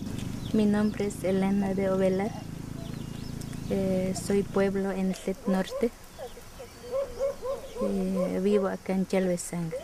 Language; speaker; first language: Spanish; non-native, local second language; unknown